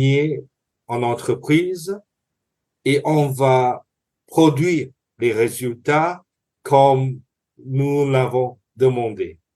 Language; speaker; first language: French; non-native, fluent; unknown